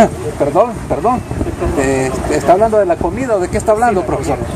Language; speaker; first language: Spanish; native; Spanish